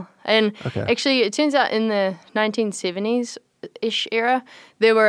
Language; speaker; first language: English; native; English